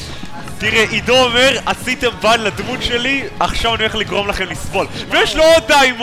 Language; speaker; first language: Hebrew; native; Hebrew